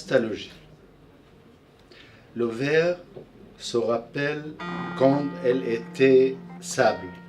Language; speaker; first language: French; non-native, learner; Arabic